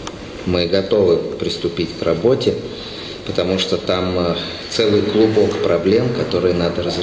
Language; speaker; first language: Russian; native; Russian